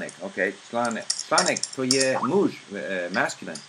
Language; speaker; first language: Czech; non-native, learner; English